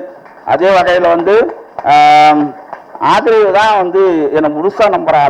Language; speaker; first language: Tamil; native; Tamil